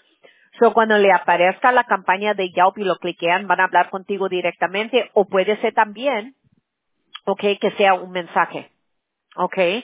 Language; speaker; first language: Spanish; early bilingual, heritage; Spanish